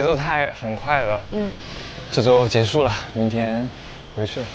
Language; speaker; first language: Chinese; native; Chinese